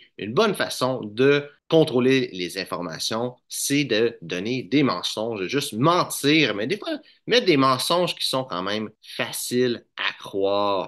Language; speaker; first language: French; native; French